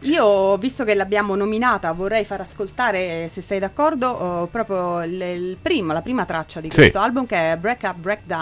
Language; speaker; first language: Italian; native; Italian